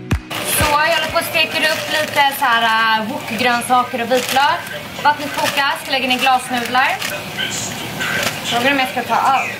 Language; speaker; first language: Swedish; native; Swedish